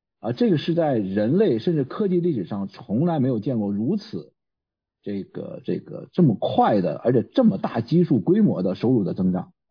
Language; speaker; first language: Chinese; native; Chinese